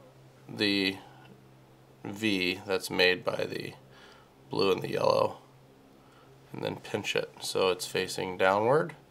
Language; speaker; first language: English; native; English